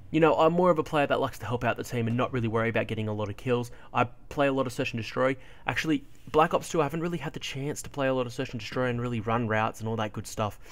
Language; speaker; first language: English; native; English